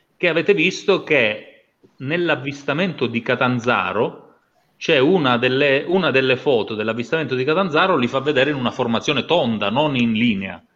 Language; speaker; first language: Italian; native; Italian